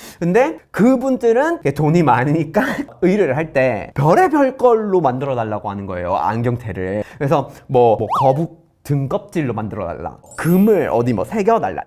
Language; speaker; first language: Korean; non-native, fluent; English